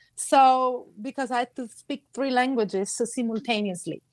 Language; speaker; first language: English; non-native, fluent; Sicilian